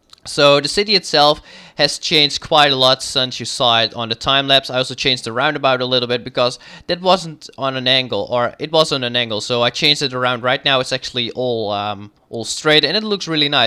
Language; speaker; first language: English; non-native, fluent; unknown